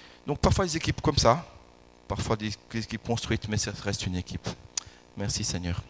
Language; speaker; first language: French; native; French